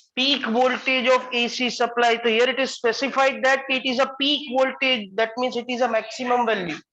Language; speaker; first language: English; non-native, local second language; Hindi